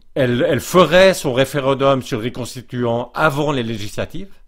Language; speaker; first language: French; native; French